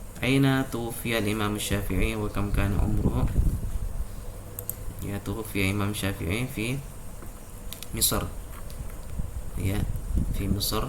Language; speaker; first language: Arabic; non-native, fluent; Indonesian